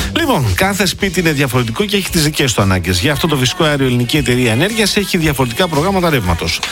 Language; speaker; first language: Greek; native; Greek